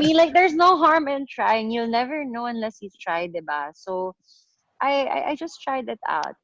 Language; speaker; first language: English; non-native, local second language; Hiligaynon